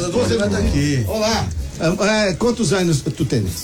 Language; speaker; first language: Portuguese; native; Portuguese